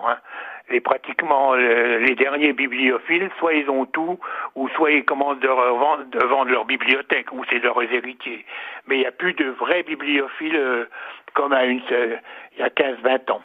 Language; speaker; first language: French; native; French